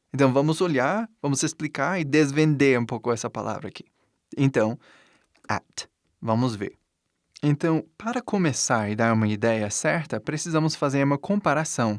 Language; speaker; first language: Portuguese; non-native, fluent; English